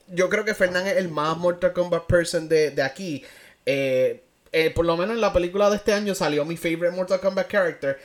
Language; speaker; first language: Spanish; early bilingual, heritage; Spanish